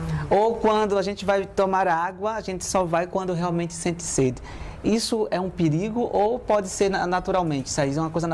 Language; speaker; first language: Portuguese; native; Portuguese